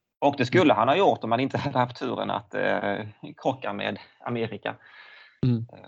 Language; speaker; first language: Swedish; native; Swedish